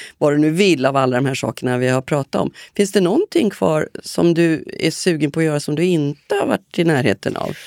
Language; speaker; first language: Swedish; native; Swedish